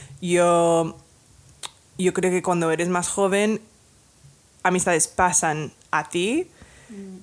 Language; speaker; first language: Spanish; non-native, fluent; English